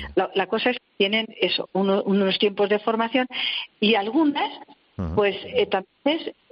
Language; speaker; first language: Spanish; native; Spanish